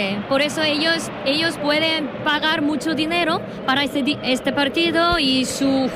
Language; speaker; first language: Spanish; non-native, fluent; Korean